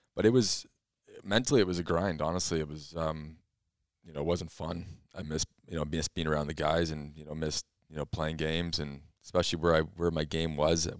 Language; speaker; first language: English; native; English